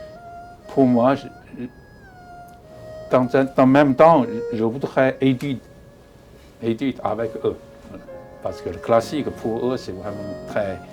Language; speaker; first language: French; non-native, learner; Chinese